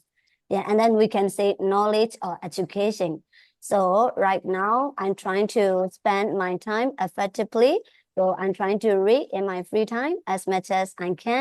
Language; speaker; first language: English; non-native, fluent; Burmese